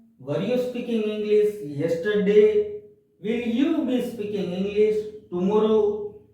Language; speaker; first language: English; non-native, fluent; Gujarati